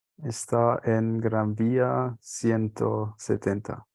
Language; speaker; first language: Spanish; non-native, learner; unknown